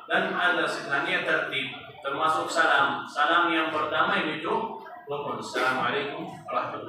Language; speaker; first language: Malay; non-native, fluent; Arabic